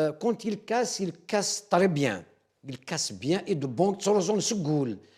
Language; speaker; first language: French; non-native, local second language; Kabyle